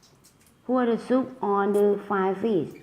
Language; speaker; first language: English; non-native, learner; Thai